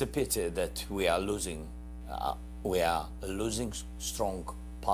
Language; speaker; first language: English; non-native, learner; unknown